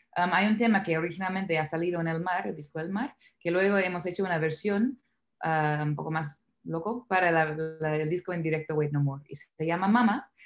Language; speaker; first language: Spanish; non-native, fluent; English